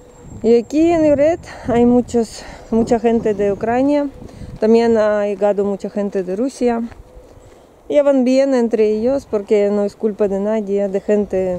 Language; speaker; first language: Spanish; non-native, learner; Russian